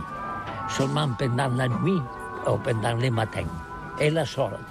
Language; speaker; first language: French; non-native, learner; Catalan